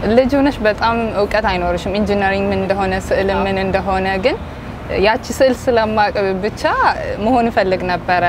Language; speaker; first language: Amharic; non-native, local second language; Tigrinya